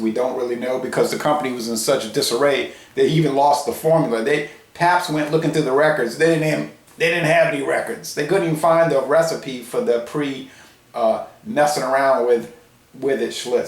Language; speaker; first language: English; native; English